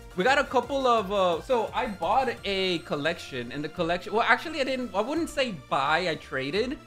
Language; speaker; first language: English; non-native, fluent; Spanish